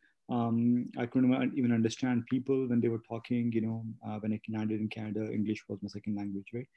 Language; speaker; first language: English; non-native, local second language; Hindi